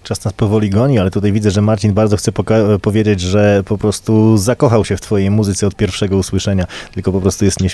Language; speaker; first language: Polish; native; Polish